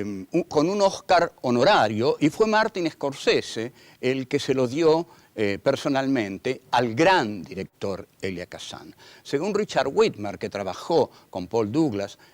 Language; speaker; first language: Spanish; native; Spanish